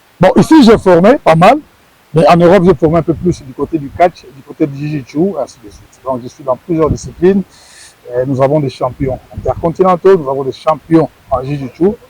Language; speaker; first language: French; non-native, local second language; Lingala